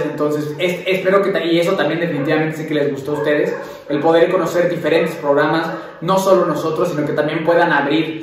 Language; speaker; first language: Spanish; native; Spanish